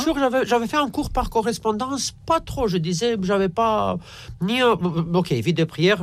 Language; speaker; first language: French; non-native, fluent; Romanian